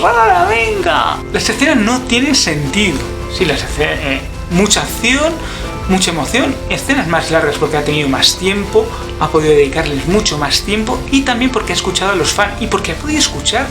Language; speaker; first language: Spanish; native; Spanish